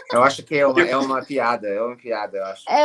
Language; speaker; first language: Portuguese; non-native, fluent; English